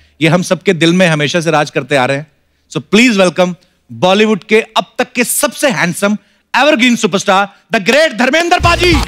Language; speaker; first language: Hindi; non-native, local second language; Punjabi